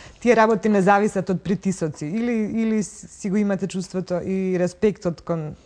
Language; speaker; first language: Macedonian; native; Macedonian